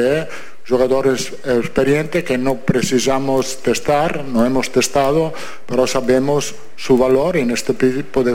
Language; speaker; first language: Portuguese; non-native, fluent; Italian